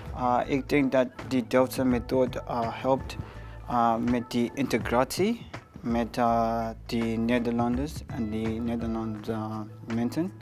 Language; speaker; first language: Dutch; non-native, learner; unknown